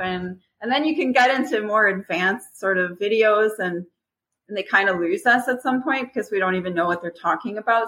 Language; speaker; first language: English; non-native, fluent; French